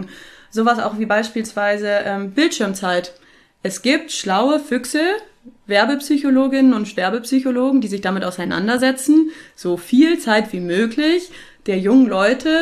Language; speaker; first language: German; native; German